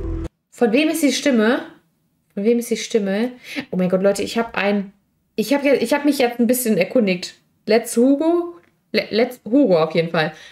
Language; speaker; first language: German; native; German